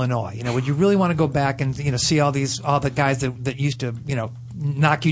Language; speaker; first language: English; native; English